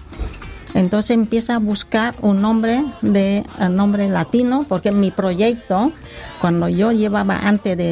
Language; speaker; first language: Spanish; non-native, learner; Khmer